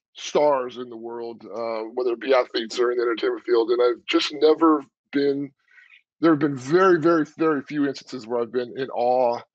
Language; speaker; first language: English; native; English